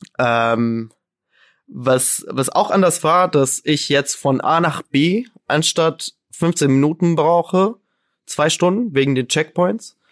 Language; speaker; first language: German; non-native, fluent; Arabic